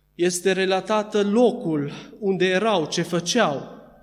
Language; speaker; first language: Romanian; early bilingual, other home language; Arabic